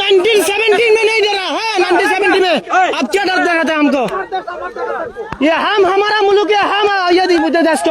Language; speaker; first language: Hindi; non-native, learner; Bangla